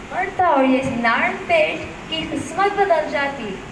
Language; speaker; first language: Hindi; early bilingual, other home language; Urdu